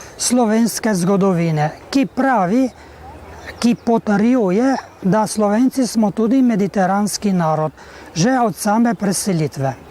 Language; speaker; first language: Slovenian; native; Slovenian